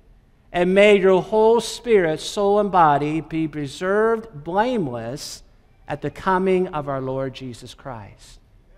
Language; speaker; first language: English; native; English